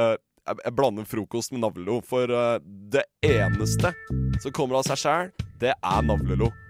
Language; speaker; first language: Norwegian; native; Norwegian